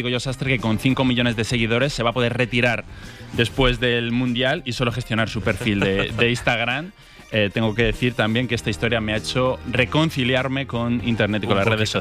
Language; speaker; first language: Spanish; native; Spanish